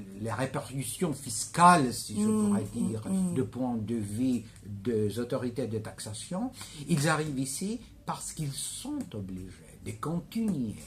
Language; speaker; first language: French; non-native, fluent; Greek